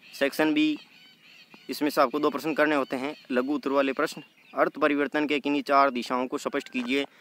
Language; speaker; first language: Hindi; native; Hindi